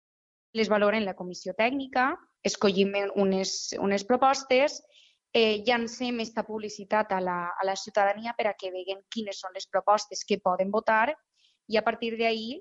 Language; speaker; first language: Catalan; native; Catalan